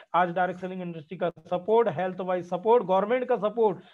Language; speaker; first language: Hindi; native; Hindi